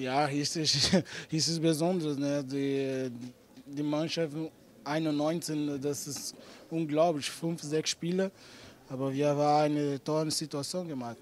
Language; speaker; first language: German; non-native, learner; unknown